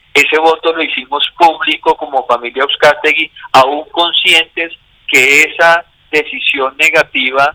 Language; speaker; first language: Spanish; native; Spanish